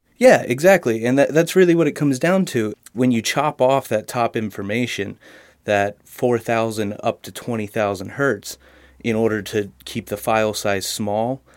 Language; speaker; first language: English; native; English